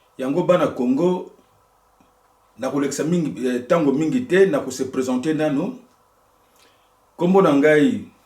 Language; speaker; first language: Lingala; native; Lingala